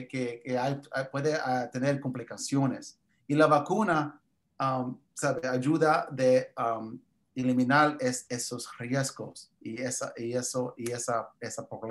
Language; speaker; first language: Spanish; early bilingual, heritage; English